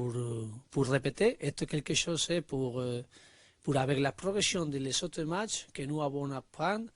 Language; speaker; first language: French; non-native, learner; Spanish